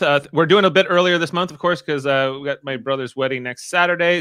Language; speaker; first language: English; native; English